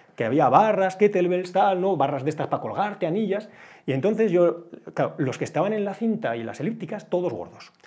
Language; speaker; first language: Spanish; native; Spanish